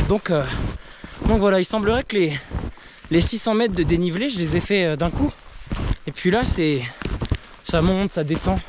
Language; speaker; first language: French; native; French